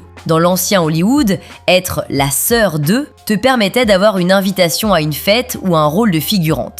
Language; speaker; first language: French; native; French